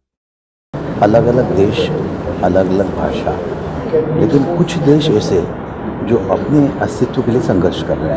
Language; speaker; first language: Hindi; native; Hindi